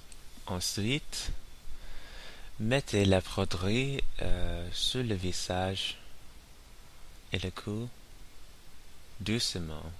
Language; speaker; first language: French; non-native, learner; English